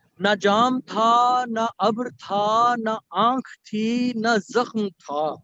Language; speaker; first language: Urdu; native; Urdu